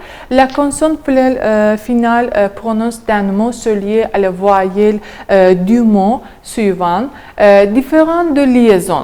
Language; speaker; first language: French; non-native, fluent; Azerbaijani